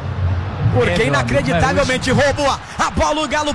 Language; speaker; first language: Portuguese; native; Portuguese